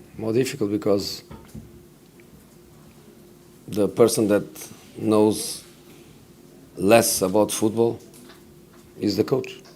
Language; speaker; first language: English; non-native, fluent; Portuguese